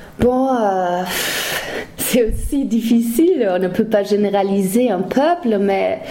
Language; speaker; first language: French; non-native, fluent; German